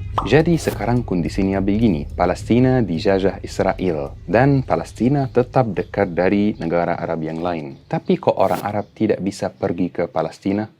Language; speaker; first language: Indonesian; non-native, fluent; Arabic